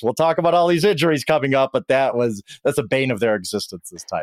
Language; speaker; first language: English; native; English